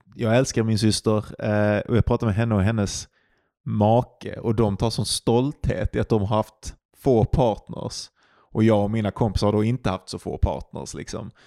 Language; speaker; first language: Swedish; native; Swedish